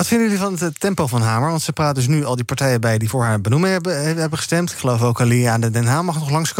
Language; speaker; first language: Dutch; native; Dutch